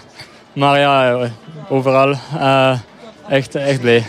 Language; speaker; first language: Dutch; non-native, local second language; French